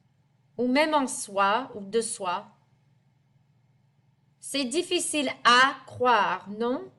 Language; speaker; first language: French; non-native, fluent; English